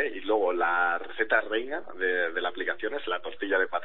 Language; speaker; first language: Spanish; native; Spanish